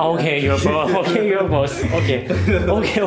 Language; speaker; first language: English; non-native, learner; Korean